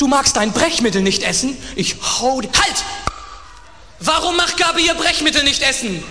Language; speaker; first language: German; native; German